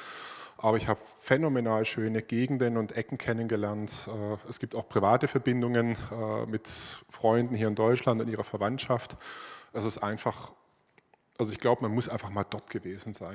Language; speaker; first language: German; native; German